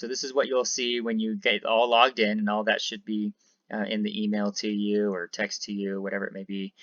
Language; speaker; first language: English; native; English